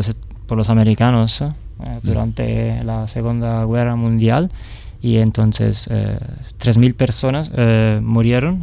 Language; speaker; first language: Spanish; non-native, fluent; Italian